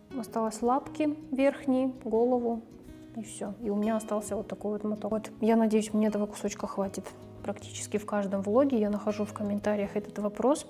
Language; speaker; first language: Russian; native; Russian